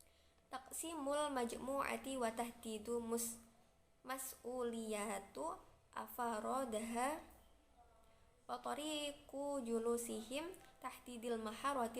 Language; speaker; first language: Arabic; non-native, learner; Indonesian